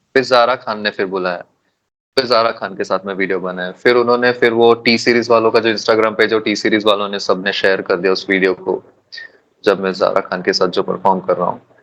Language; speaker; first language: Hindi; non-native, local second language; Tulu